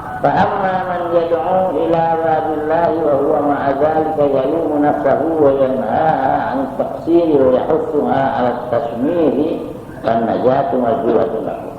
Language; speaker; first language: Arabic; non-native, fluent; Indonesian